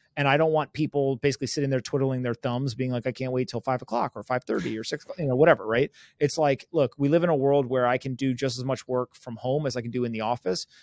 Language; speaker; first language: English; native; English